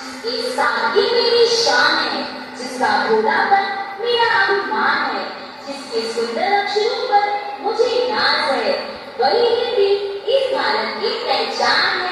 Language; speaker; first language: Hindi; native; Hindi